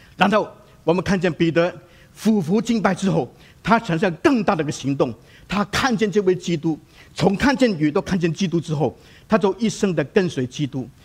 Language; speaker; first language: Chinese; non-native, local second language; Cantonese